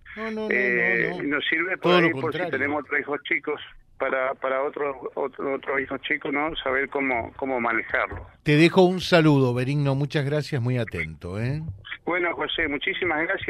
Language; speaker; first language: Spanish; native; Spanish